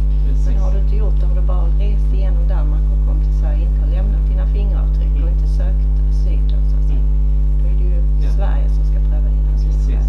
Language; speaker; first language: Swedish; native; Swedish